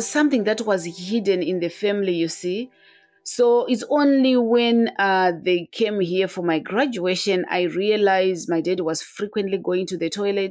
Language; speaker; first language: English; non-native, local second language; Shona